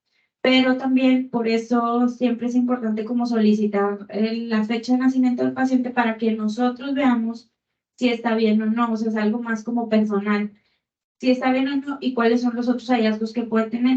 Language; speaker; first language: Spanish; native; Spanish